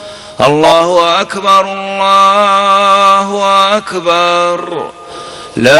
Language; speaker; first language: Arabic; native; Arabic